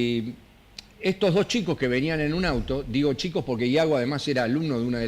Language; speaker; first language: Spanish; native; Spanish